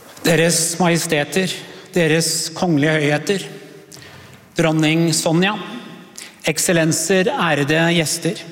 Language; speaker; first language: Norwegian; early bilingual, other home language; Persian